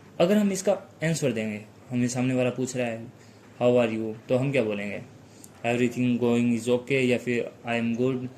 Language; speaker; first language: Hindi; native; Hindi